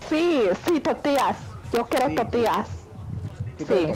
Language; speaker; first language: Spanish; non-native, learner; English